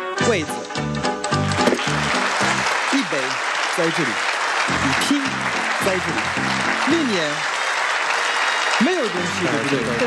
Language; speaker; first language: Chinese; non-native, fluent; French